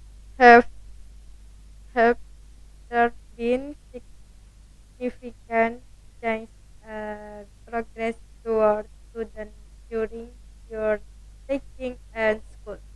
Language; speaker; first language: English; non-native, learner; Indonesian